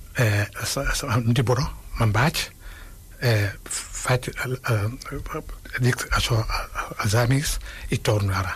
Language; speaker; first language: Catalan; non-native, fluent; Wolof